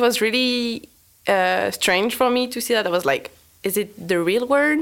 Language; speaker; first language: English; non-native, fluent; French